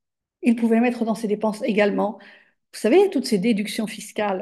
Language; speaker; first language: French; native; French